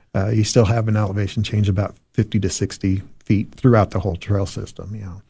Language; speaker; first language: English; native; English